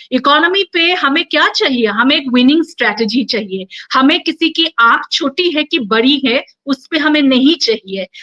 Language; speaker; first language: Hindi; non-native, local second language; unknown